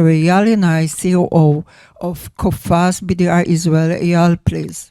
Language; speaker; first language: English; non-native, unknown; Hebrew